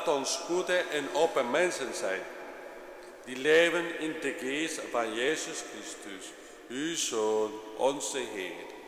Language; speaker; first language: Dutch; non-native, fluent; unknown